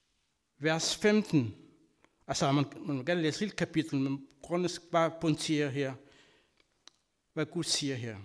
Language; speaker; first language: Danish; non-native, fluent; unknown